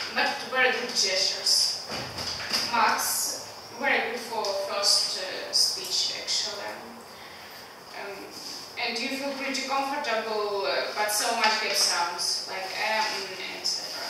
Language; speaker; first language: English; non-native, learner; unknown